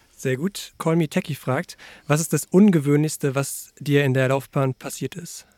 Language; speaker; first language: German; native; German